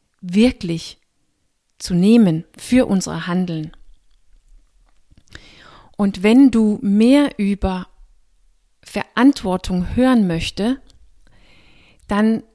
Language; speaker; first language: German; non-native, fluent; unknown